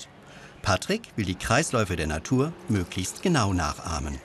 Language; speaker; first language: German; native; German